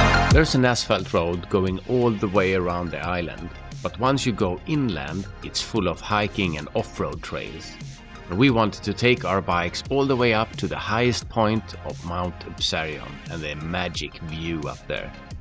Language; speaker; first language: English; non-native, fluent; Swedish